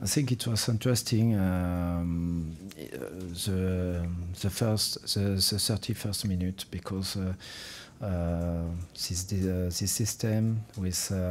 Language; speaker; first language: English; non-native, fluent; French